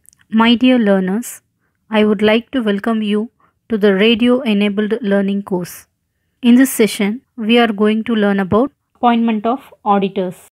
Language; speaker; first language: English; non-native, local second language; Tamil